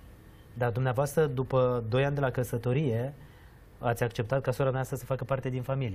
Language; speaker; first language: Romanian; native; Romanian